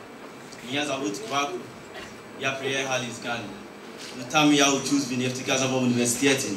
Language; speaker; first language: Russian; non-native, learner; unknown